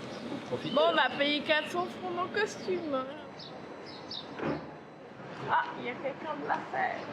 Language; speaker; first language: French; native; French